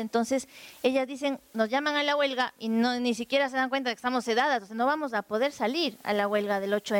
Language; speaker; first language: Spanish; native; Spanish